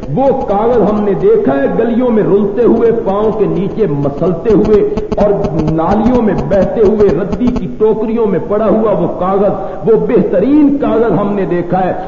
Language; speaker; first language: Urdu; non-native, local second language; Punjabi